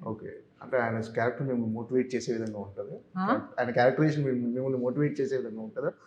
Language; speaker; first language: Telugu; native; Telugu